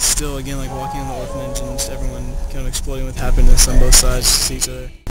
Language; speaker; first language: English; native; English